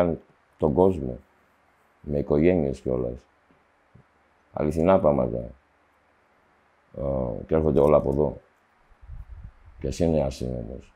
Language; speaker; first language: Greek; early bilingual, heritage; Greek